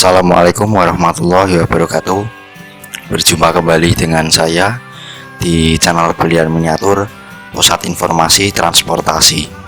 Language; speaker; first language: Indonesian; native; Indonesian